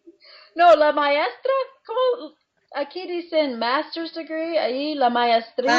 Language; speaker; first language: Spanish; non-native, fluent; English